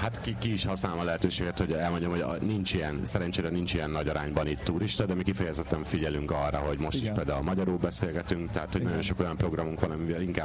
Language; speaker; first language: Hungarian; native; Hungarian